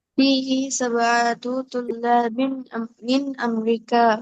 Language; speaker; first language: Arabic; non-native, learner; Bangla